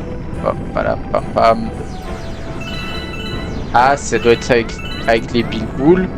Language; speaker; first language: French; native; French